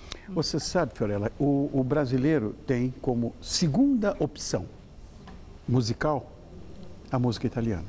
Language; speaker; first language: Portuguese; native; Portuguese